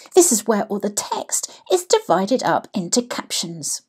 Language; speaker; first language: English; native; English